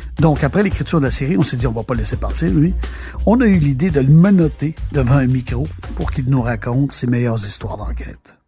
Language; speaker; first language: French; native; French